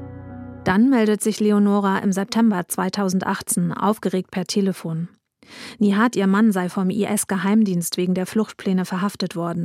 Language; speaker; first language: German; native; German